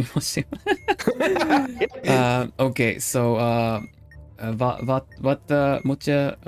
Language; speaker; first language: Dutch; non-native, learner; Swedish